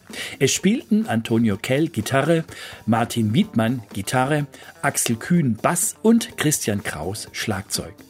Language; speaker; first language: German; native; German